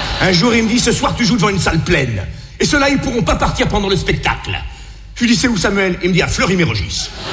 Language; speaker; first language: French; native; French